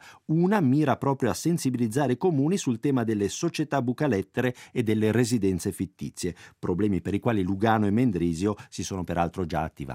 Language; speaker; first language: Italian; native; Italian